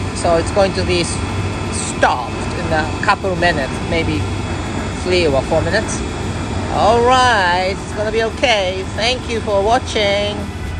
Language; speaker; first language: English; non-native, learner; Japanese